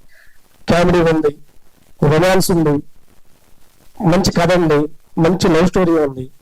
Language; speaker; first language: Telugu; native; Telugu